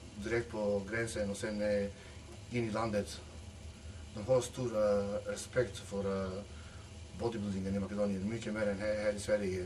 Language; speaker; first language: Swedish; non-native, fluent; Macedonian